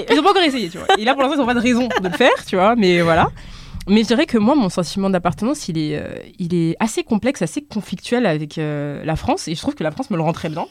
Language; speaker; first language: French; early bilingual, other home language; Lingala